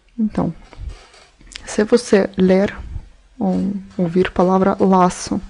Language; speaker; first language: Portuguese; non-native, fluent; Russian